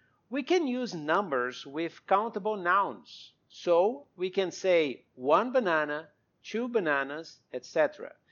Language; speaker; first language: English; non-native, fluent; Portuguese